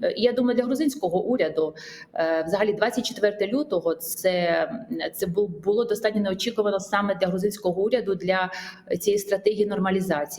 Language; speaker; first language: Ukrainian; non-native, fluent; Georgian